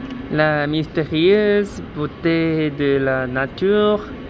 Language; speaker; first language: French; non-native, learner; Korean